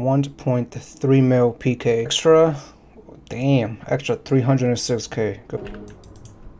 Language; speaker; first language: English; native; English